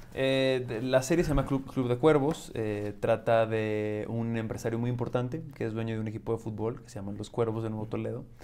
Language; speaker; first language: Spanish; native; Spanish